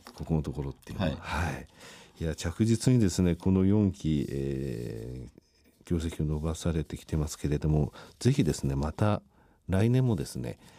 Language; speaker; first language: Japanese; native; Japanese